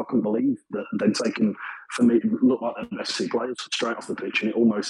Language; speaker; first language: English; native; English